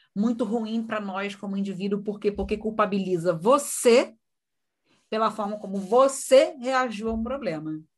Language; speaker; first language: Portuguese; native; Portuguese